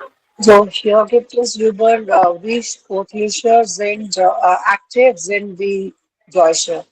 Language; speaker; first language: German; non-native, learner; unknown